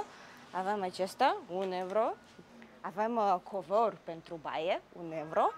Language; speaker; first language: Romanian; non-native, learner; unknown